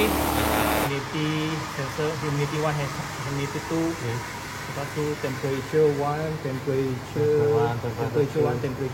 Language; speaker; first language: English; non-native, fluent; Malay